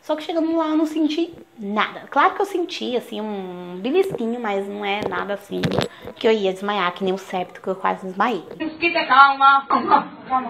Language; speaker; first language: Portuguese; native; Portuguese